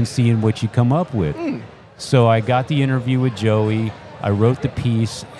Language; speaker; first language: English; native; English